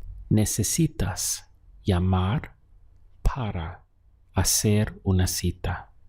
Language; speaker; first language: Spanish; non-native, fluent; English